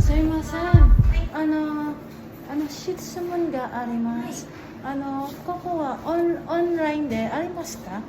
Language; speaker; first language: Japanese; non-native, learner; Filipino